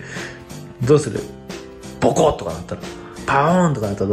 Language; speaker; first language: Japanese; native; Japanese